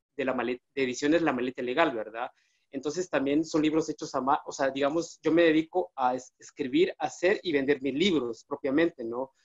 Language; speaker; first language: Spanish; native; Spanish